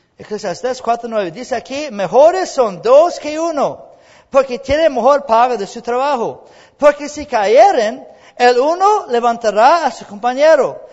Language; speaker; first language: Spanish; non-native, fluent; English